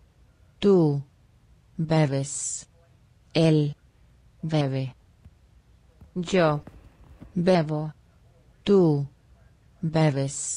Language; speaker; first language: Spanish; non-native, learner; English